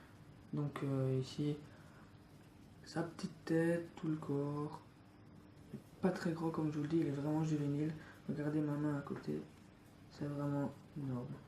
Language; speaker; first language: French; native; French